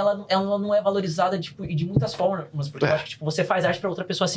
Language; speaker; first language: Portuguese; native; Portuguese